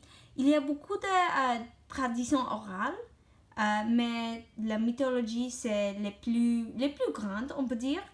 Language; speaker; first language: French; non-native, learner; English